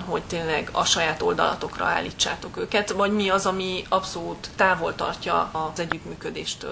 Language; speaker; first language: Hungarian; native; Hungarian